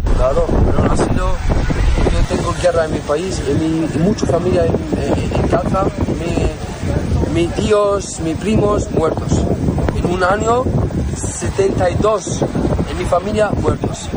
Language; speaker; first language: Spanish; non-native, learner; Arabic